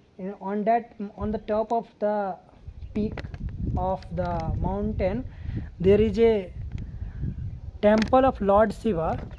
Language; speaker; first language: English; non-native, learner; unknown